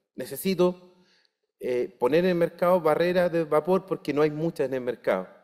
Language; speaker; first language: Spanish; native; Spanish